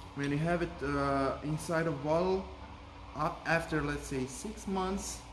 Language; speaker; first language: English; non-native, fluent; Serbian